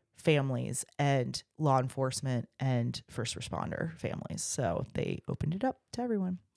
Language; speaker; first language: English; native; English